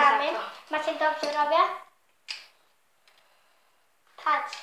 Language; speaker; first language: Polish; early bilingual, heritage; Polish